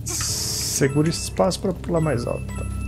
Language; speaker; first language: Portuguese; native; Portuguese